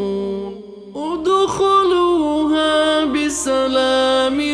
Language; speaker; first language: Arabic; native; Arabic